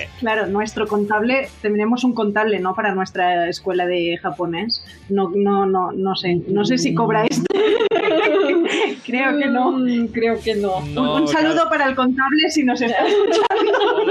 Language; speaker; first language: Spanish; non-native, fluent; Japanese